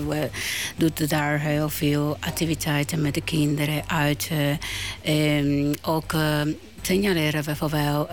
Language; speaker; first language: Dutch; non-native, learner; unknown